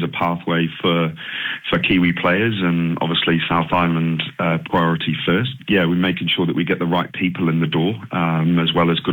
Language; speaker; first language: English; native; English